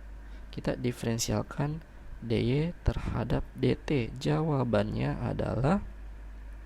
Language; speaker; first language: Indonesian; native; Indonesian